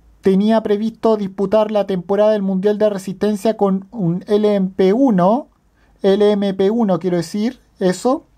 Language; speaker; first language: Spanish; native; Spanish